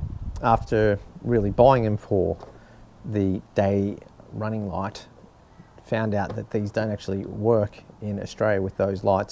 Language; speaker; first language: English; native; English